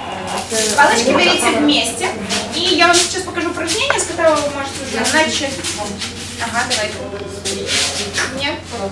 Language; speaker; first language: Russian; native; Russian